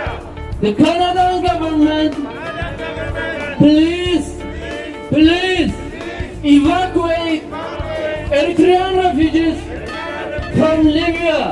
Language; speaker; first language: English; non-native, learner; Tigrinya